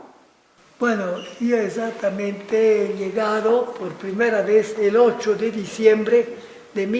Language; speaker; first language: Spanish; non-native, fluent; Italian